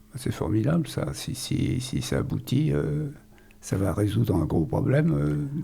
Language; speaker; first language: French; native; French